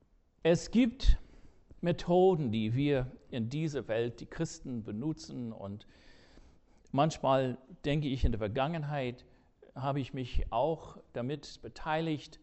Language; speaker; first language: German; non-native, fluent; English